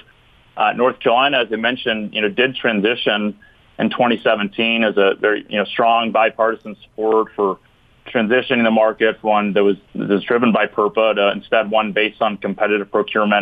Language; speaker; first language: English; native; English